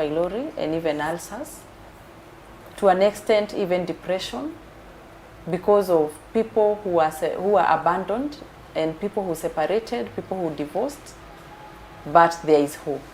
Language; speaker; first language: English; non-native, local second language; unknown